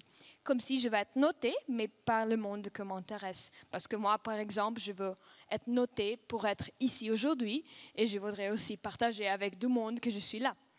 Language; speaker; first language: French; non-native, fluent; Russian